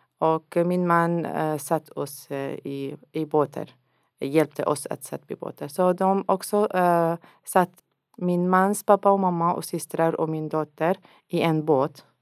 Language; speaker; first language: Swedish; non-native, learner; Arabic